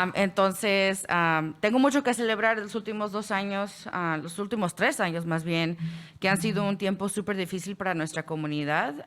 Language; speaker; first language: Spanish; early bilingual, heritage; Spanish